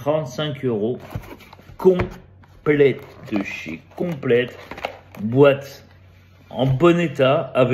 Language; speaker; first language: French; native; French